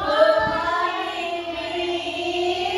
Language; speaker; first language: English; non-native, learner; Indonesian